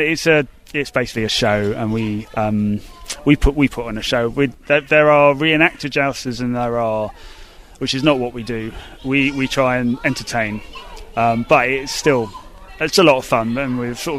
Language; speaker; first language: English; native; English